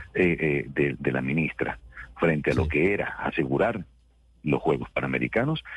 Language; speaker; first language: Spanish; native; Spanish